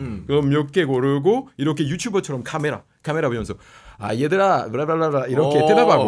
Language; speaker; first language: Korean; non-native, fluent; French